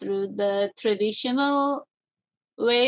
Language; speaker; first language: English; non-native, learner; Korean